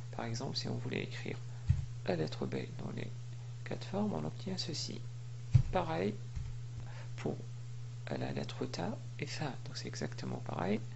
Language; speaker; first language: French; native; French